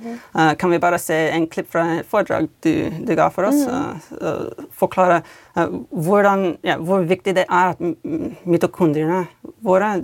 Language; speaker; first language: Norwegian; non-native, fluent; English